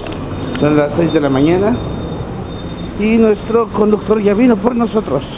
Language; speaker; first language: Spanish; native; Spanish